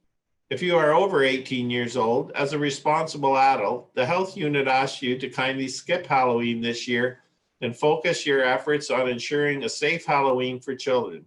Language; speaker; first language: English; native; English